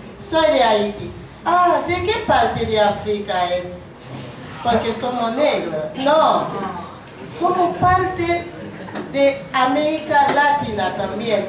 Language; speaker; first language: Spanish; non-native, learner; Haitian Creole